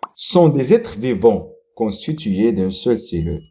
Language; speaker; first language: French; non-native, local second language; Arabic